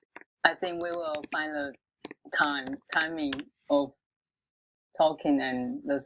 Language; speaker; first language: English; non-native, local second language; Chinese